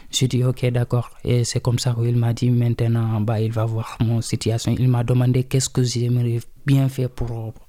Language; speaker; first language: French; non-native, local second language; Wolof